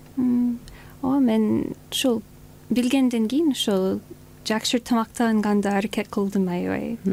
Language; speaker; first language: Kyrgyz; non-native, fluent; English